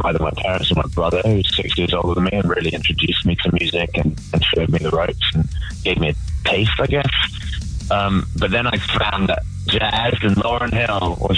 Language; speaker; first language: English; native; English